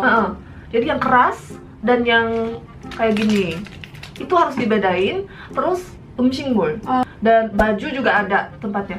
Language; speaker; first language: Indonesian; early bilingual, heritage; Korean